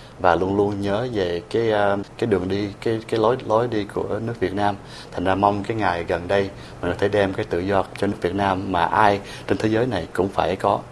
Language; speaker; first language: Vietnamese; early bilingual, heritage; Vietnamese